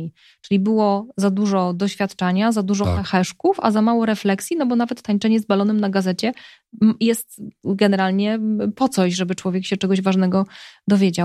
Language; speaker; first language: Polish; native; Polish